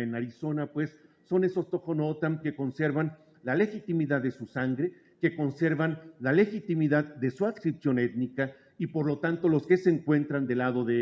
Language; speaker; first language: Spanish; native; Spanish